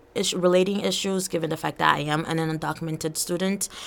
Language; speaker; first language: English; early bilingual, other home language; Portuguese